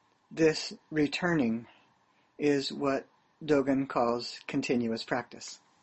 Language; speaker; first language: English; native; English